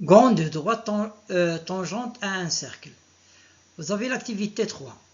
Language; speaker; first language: French; non-native, local second language; Arabic